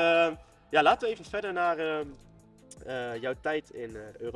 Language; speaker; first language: Dutch; native; Dutch